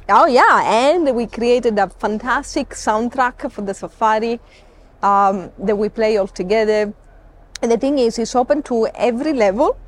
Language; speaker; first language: English; non-native, fluent; Italian